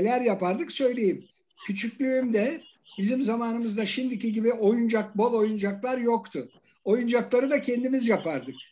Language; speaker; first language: Turkish; native; Turkish